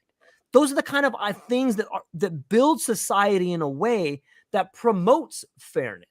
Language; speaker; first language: English; native; English